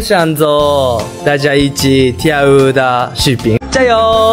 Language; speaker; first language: Chinese; non-native, learner; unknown